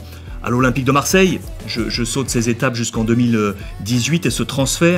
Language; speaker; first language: French; native; French